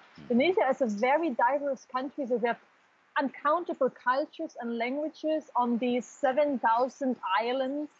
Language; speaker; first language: English; non-native, fluent; German